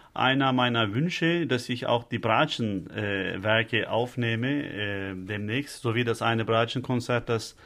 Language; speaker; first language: German; non-native, fluent; Turkish